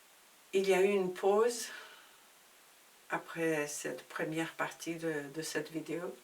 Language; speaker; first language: French; non-native, fluent; Spanish